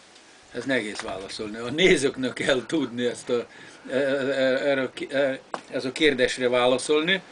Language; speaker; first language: Hungarian; non-native, fluent; Lithuanian